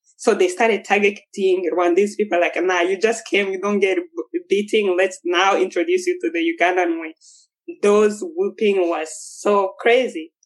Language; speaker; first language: English; non-native, local second language; Kinyarwanda